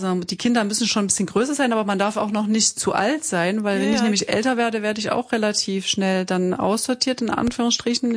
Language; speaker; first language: German; native; German